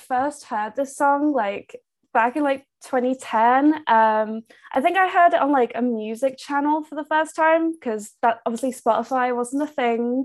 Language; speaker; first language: English; native; English